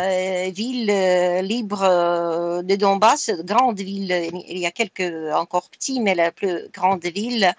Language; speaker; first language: French; non-native, fluent; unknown